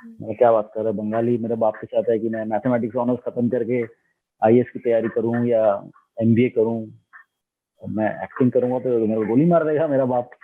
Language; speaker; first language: Hindi; non-native, local second language; Bangla